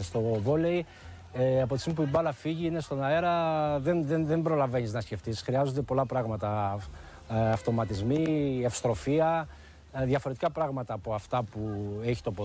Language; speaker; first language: Greek; native; Greek